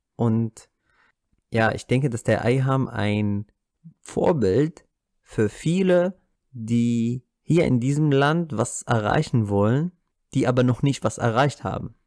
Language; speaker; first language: German; non-native, fluent; Arabic